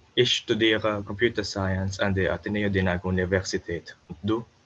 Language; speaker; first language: German; non-native, learner; Filipino